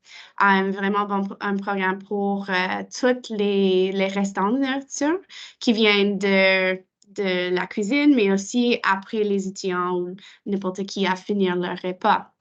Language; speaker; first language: French; non-native, local second language; English